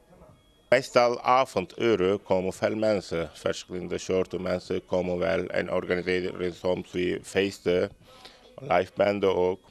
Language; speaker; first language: Dutch; non-native, learner; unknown